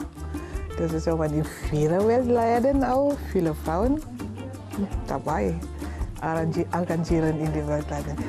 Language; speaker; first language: German; non-native, learner; Indonesian